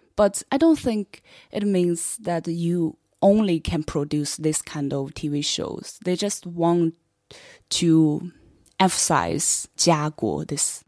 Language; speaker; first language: English; non-native, fluent; Chinese